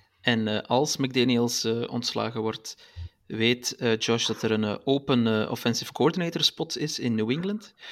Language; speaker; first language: Dutch; native; Dutch